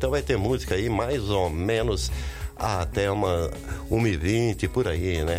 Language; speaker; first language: Portuguese; native; Portuguese